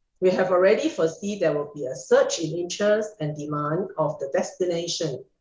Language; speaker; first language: English; native; English